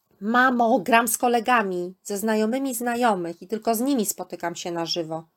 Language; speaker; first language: Polish; native; Polish